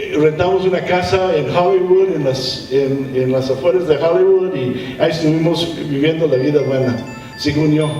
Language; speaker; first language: Spanish; early bilingual, heritage; English